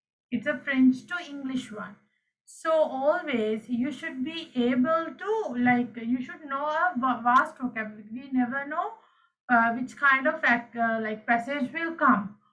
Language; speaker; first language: English; non-native, local second language; Sinhala